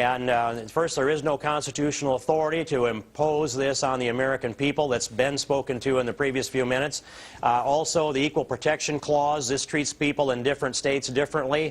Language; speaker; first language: English; native; English